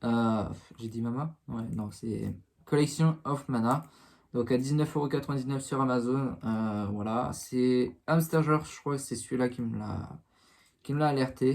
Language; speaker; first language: French; native; French